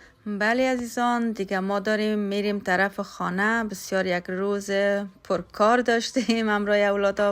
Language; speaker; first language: Persian; native; Persian